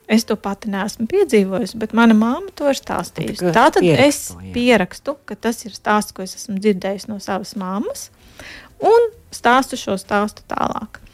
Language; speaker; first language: Latvian; native; Latvian